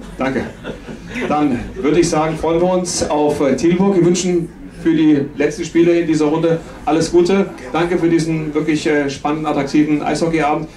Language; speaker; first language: German; native; German